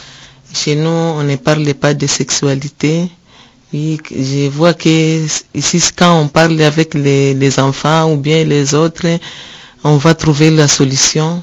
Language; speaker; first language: French; non-native, learner; Rundi